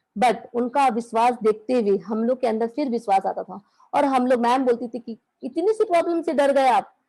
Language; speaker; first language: Hindi; native; Hindi